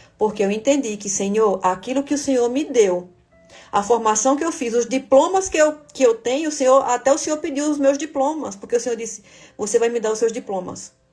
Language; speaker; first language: Portuguese; native; Portuguese